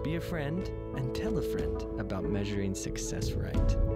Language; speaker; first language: English; native; English